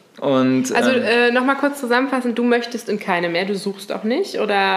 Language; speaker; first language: German; native; German